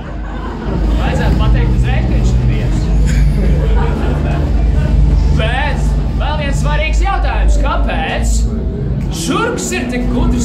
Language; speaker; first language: Latvian; non-native, local second language; Russian